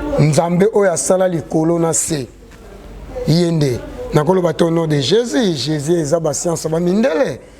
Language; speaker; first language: Lingala; non-native, local second language; Kongo